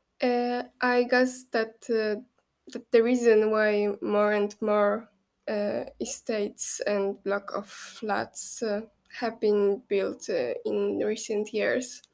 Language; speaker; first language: English; non-native, fluent; Polish